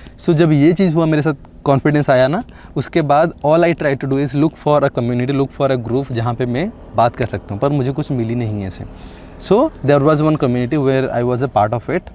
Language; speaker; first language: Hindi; non-native, local second language; Odia